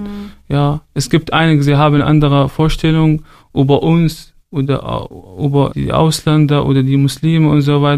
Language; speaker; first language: German; non-native, fluent; Arabic